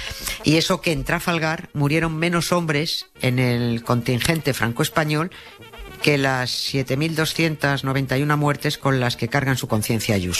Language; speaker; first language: Spanish; native; Spanish